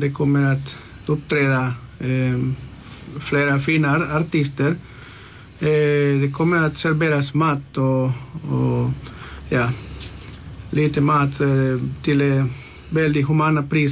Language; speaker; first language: Swedish; non-native, local second language; Spanish